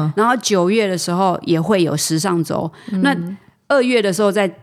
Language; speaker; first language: Chinese; native; Chinese